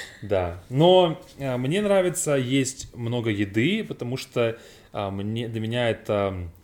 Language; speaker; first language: Russian; non-native, learner; English